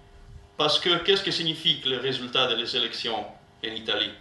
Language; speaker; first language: French; non-native, learner; Italian